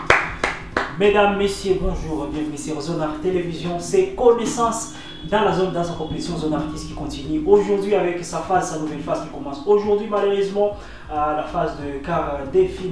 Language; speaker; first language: French; non-native, local second language; Swahili